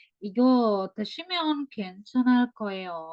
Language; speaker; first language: Korean; non-native, fluent; Sinhala